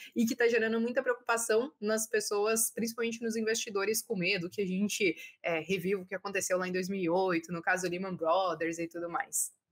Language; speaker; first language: Portuguese; native; Portuguese